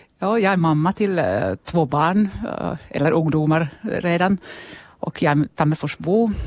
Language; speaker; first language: Swedish; non-native, local second language; Finnish